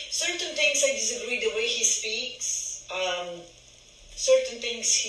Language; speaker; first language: English; non-native, fluent; Ukrainian